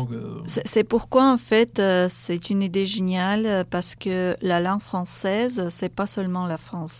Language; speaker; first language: French; non-native, fluent; Russian